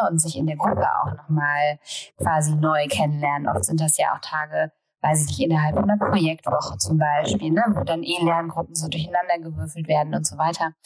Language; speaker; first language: German; native; German